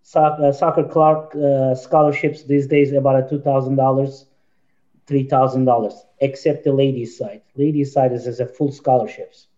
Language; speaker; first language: English; non-native, fluent; Turkish